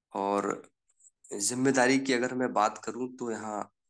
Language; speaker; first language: Hindi; native; Hindi